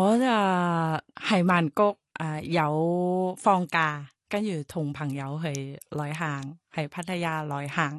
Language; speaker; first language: Cantonese; non-native, learner; Thai